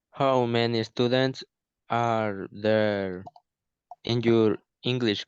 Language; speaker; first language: English; non-native, learner; Spanish